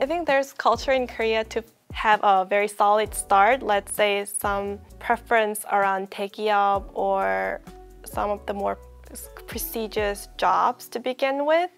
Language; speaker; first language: English; non-native, fluent; Korean